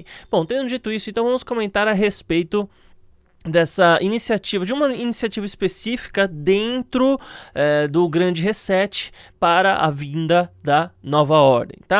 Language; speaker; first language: Portuguese; native; Portuguese